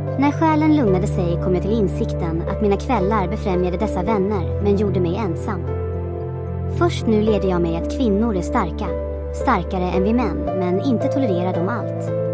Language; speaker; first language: Swedish; non-native, fluent; Croatian